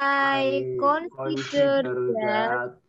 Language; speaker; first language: English; non-native, learner; Indonesian